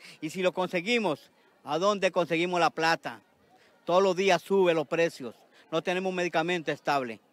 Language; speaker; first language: Spanish; native; Spanish